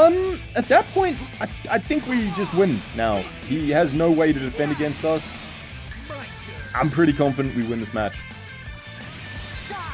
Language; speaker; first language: English; native; English